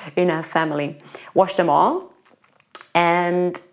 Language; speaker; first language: English; non-native, fluent; Italian